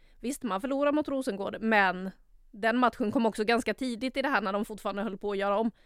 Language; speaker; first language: Swedish; native; Swedish